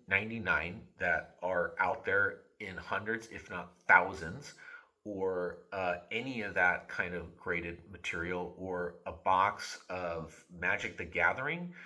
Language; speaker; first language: English; native; English